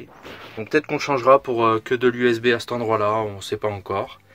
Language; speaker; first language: French; native; French